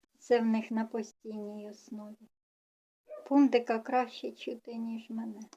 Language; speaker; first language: Ukrainian; non-native, local second language; Russian